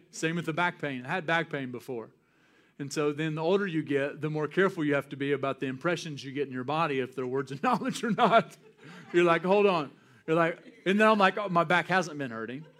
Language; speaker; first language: English; native; English